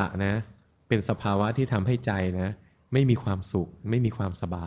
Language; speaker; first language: Thai; native; Thai